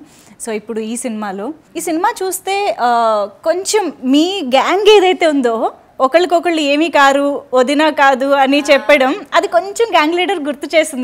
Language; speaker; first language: Telugu; native; Telugu